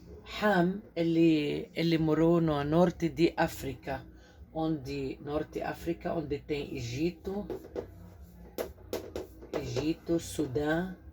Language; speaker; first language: Portuguese; non-native, fluent; Arabic